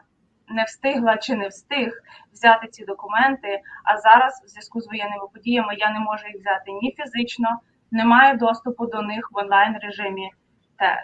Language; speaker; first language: Ukrainian; native; Ukrainian